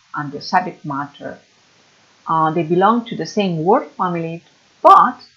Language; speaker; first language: English; non-native, fluent; Catalan